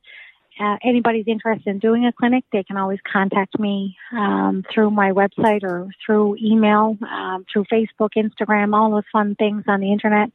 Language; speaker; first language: English; native; English